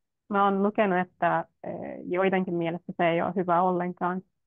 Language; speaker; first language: Finnish; non-native, fluent; Turkish